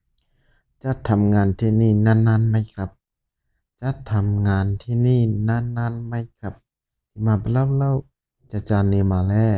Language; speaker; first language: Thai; non-native, fluent; Burmese